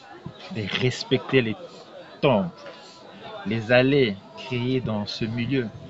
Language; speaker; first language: French; non-native, local second language; Lingala